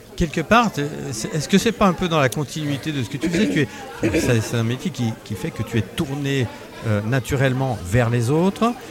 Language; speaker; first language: French; non-native, fluent; Spanish